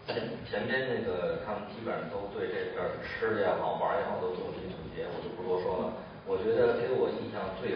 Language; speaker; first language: Chinese; native; Chinese